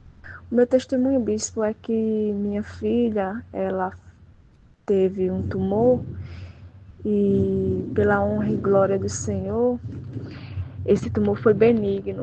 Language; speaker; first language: Portuguese; native; Portuguese